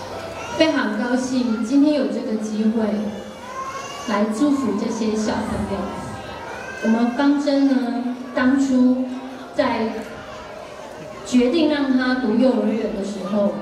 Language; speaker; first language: Chinese; native; Chinese